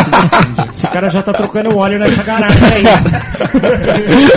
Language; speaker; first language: Portuguese; native; Portuguese